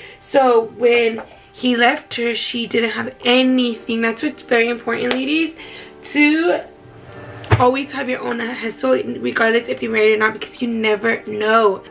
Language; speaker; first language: English; early bilingual, other home language; Spanish